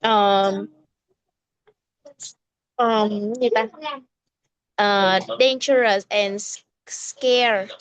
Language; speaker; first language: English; non-native, learner; Vietnamese